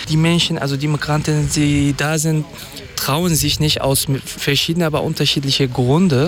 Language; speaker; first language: German; non-native, fluent; Kurdish